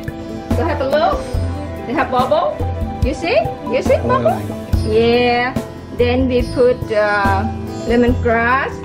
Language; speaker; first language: English; non-native, learner; Thai